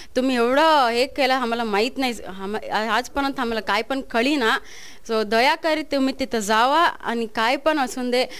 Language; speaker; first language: Marathi; non-native, local second language; Kannada